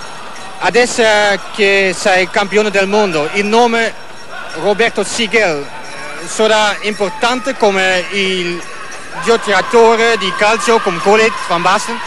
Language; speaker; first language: Italian; non-native, learner; Dutch